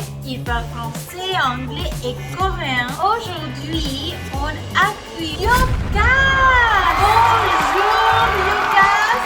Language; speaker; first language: French; non-native, learner; English